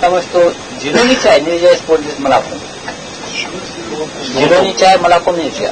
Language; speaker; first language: Russian; non-native, learner; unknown